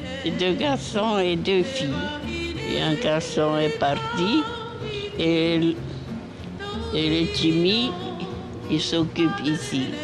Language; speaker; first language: French; non-native, local second language; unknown